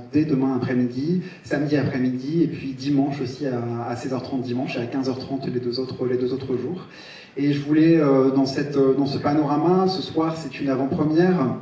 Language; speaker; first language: French; native; French